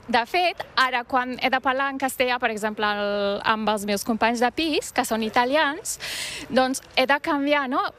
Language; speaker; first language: Catalan; non-native, fluent; Turkish